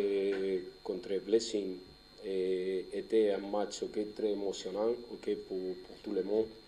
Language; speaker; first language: French; non-native, learner; Spanish